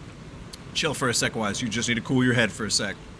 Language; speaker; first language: English; native; English